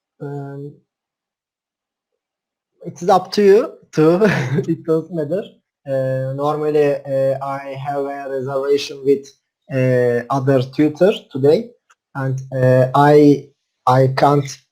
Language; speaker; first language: English; non-native, learner; Turkish